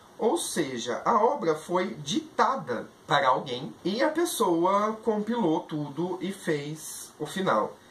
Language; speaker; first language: Portuguese; native; Portuguese